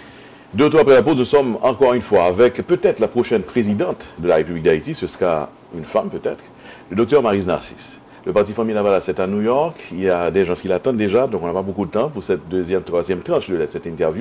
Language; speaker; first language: French; non-native, local second language; Haitian Creole